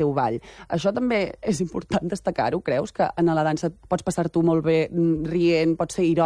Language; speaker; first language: Catalan; native; Catalan